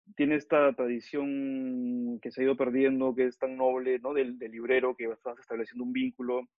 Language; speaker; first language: Spanish; native; Spanish